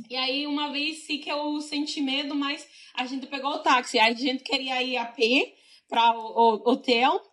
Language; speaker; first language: Portuguese; non-native, fluent; Spanish